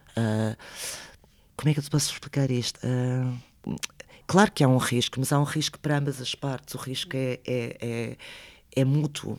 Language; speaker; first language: Portuguese; early bilingual, other home language; Spanish